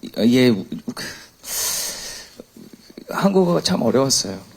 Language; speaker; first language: Korean; early bilingual, heritage; English